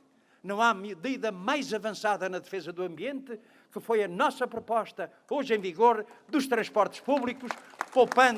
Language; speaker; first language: Portuguese; native; Portuguese